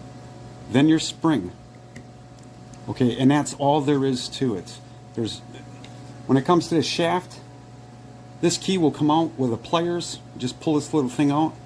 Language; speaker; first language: English; native; English